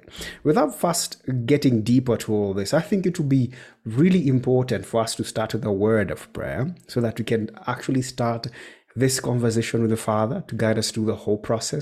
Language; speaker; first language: English; non-native, local second language; Kikuyu